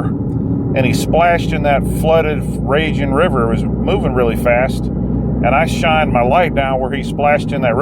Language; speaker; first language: English; native; English